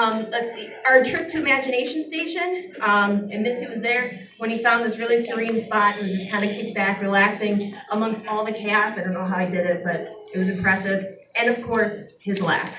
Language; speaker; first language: English; native; English